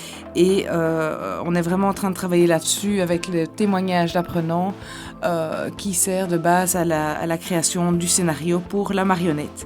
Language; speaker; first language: French; native; French